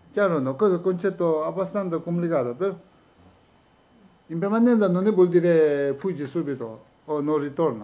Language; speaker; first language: Italian; non-native, learner; Tibetan